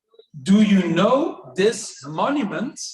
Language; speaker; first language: English; non-native, fluent; Dutch